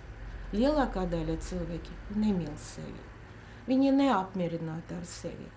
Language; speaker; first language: Latvian; non-native, local second language; Russian